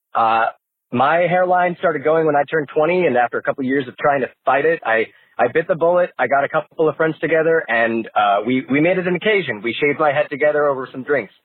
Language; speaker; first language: English; native; English